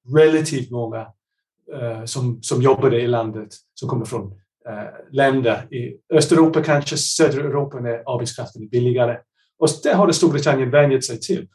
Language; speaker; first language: Swedish; non-native, fluent; English